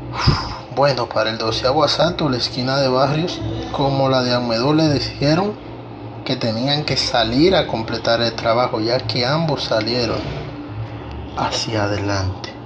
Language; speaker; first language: Spanish; native; Spanish